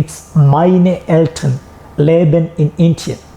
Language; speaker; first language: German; non-native, fluent; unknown